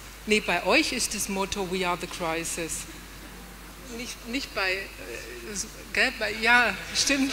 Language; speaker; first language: German; native; German